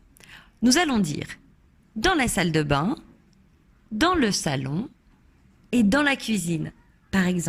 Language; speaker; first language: French; native; French